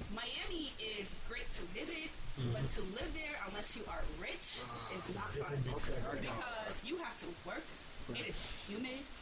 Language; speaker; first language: English; early bilingual, other home language; Bosnian